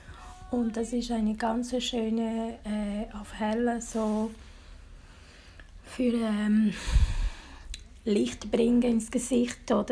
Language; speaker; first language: German; non-native, learner; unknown